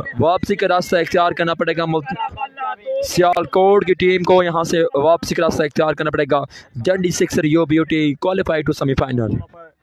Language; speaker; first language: Urdu; non-native, local second language; Punjabi